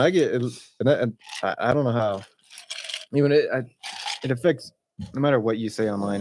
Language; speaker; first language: English; native; English